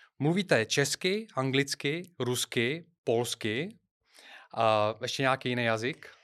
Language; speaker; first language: Czech; non-native, fluent; Bulgarian